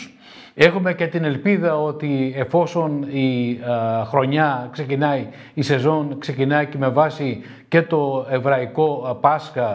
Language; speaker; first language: Greek; native; Greek